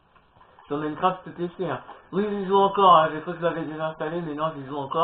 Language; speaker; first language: French; native; French